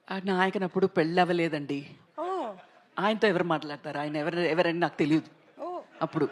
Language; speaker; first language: Telugu; non-native, local second language; Tamil